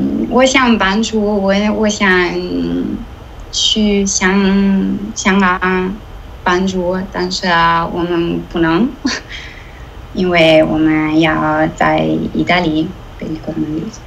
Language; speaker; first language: Chinese; non-native, learner; Italian